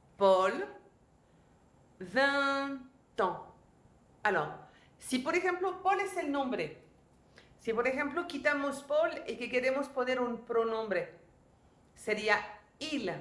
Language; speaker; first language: Spanish; non-native, fluent; French